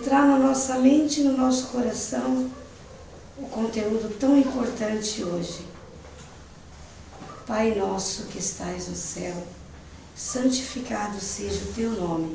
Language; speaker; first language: Portuguese; native; Portuguese